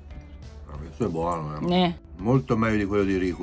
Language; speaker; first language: Italian; native; Italian